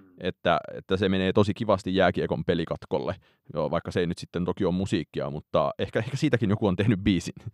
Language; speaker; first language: Finnish; native; Finnish